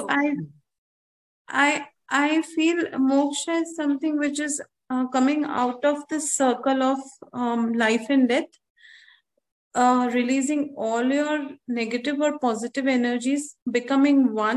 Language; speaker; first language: English; non-native, local second language; Hindi